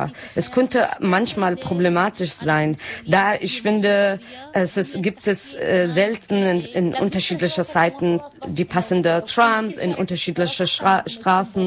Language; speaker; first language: German; non-native, learner; Arabic